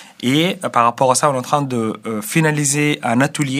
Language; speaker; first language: French; non-native, fluent; Arabic